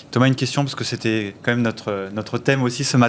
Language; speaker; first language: French; native; French